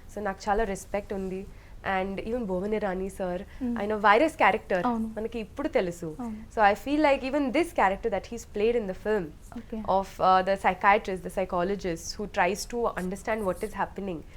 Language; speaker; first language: Telugu; non-native, local second language; Hindi